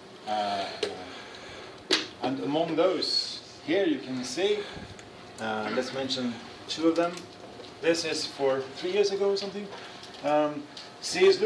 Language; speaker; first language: English; non-native, fluent; Norwegian